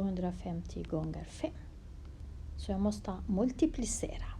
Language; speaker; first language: Swedish; non-native, fluent; Kurdish